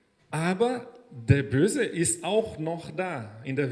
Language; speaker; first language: German; non-native, fluent; Portuguese